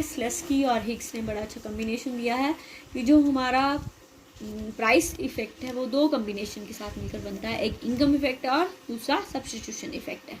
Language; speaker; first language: Hindi; native; Hindi